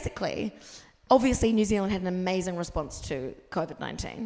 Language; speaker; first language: English; native; English